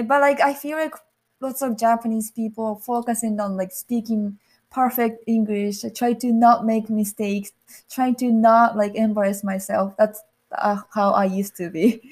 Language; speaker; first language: English; non-native, fluent; Japanese